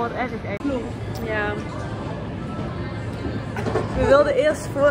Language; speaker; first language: Dutch; native; Dutch